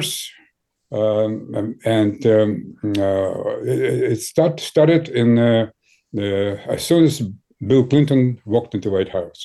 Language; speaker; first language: English; non-native, fluent; Ukrainian